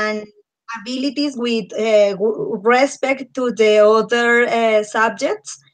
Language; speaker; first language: English; non-native, learner; Spanish